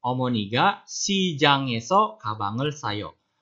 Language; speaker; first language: Korean; non-native, fluent; Indonesian